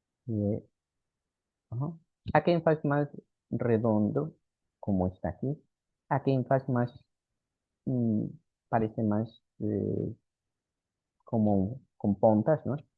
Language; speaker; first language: Spanish; non-native, fluent; Portuguese